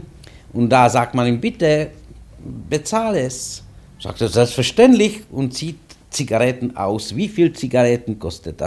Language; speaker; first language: German; non-native, fluent; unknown